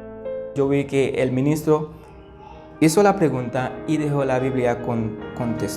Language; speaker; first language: Spanish; non-native, learner; Haitian Creole